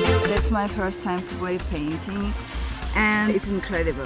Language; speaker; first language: English; non-native, fluent; Russian